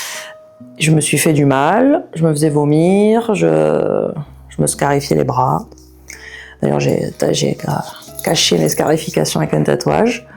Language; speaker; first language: French; native; French